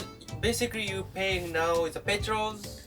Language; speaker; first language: English; non-native, learner; Japanese